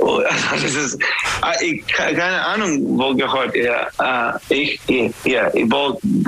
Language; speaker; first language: German; non-native, fluent; English